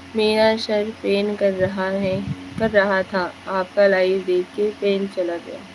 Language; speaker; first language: Hindi; native; Hindi